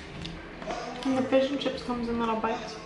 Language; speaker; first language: English; native; English